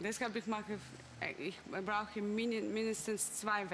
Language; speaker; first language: German; non-native, fluent; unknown